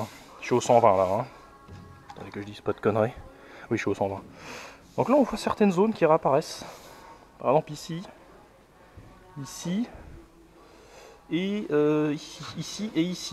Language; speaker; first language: French; native; French